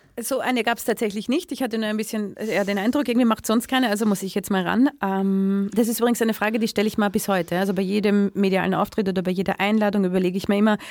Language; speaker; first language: German; native; German